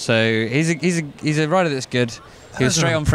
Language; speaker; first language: English; native; English